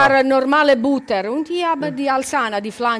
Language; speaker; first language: German; non-native, learner; Italian